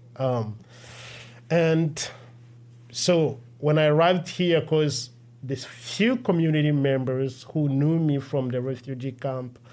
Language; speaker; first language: English; non-native, local second language; Kinyarwanda